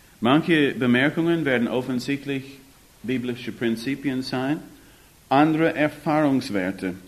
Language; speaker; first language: German; non-native, fluent; English